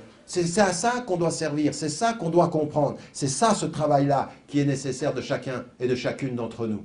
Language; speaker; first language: French; native; French